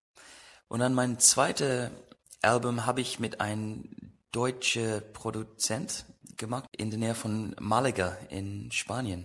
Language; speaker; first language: German; non-native, learner; English